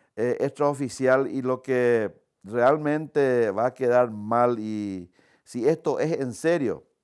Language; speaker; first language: Spanish; native; Spanish